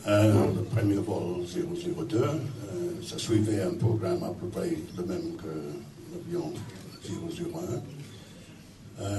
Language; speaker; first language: French; non-native, fluent; English